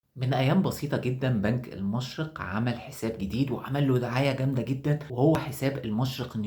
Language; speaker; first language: Arabic; native; Arabic